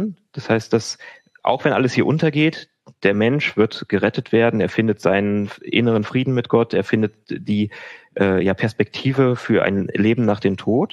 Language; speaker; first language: German; native; German